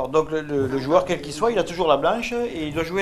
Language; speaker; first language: French; native; French